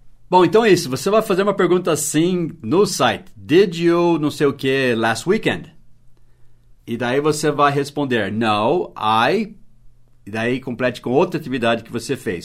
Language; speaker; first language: Portuguese; non-native, fluent; English